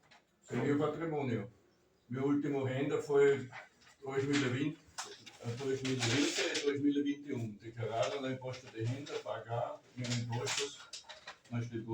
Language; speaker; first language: Portuguese; non-native, learner; German